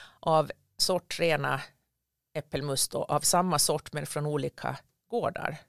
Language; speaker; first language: Swedish; native; Swedish